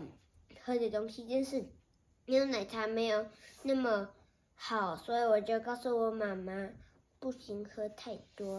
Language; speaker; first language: Chinese; early bilingual, heritage; Chinese